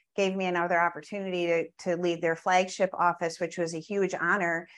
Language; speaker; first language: English; native; English